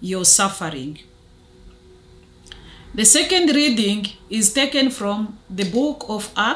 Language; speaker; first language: English; non-native, local second language; Kinyarwanda